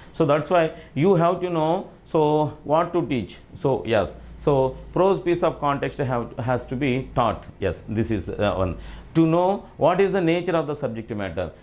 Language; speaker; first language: English; non-native, local second language; Telugu